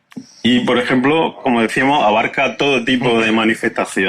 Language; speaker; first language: Spanish; native; Spanish